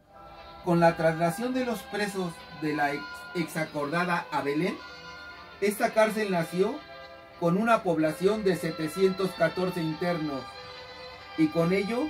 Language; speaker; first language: Spanish; native; Spanish